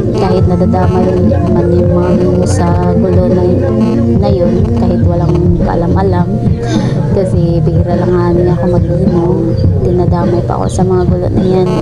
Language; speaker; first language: Filipino; non-native, local second language; Cebuano